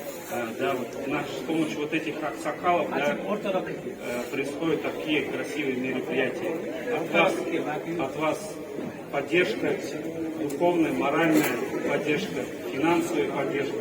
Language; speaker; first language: Russian; native; Russian